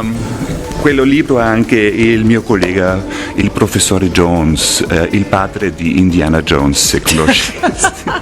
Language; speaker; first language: Italian; non-native, fluent; German